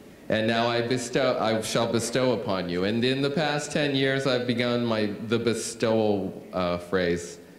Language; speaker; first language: English; native; English